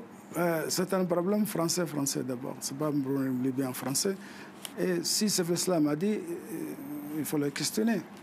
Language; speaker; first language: French; non-native, fluent; Arabic